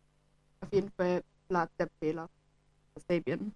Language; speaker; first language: German; native; German